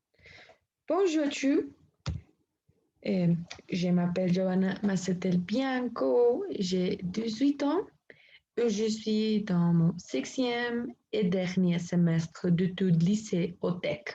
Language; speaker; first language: French; non-native, learner; Spanish